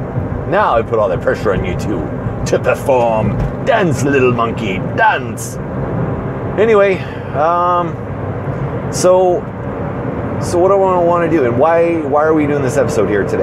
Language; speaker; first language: English; native; English